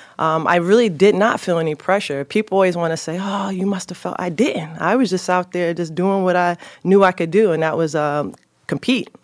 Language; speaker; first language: English; native; English